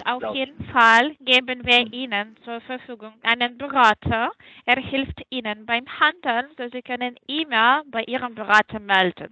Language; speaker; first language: German; non-native, fluent; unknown